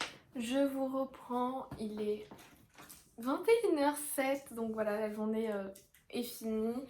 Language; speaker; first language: French; native; French